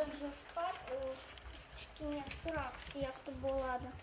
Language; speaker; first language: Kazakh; non-native, local second language; Russian